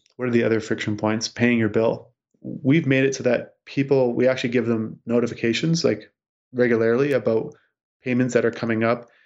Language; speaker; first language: English; native; English